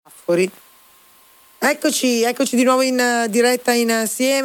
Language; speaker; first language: Italian; native; Italian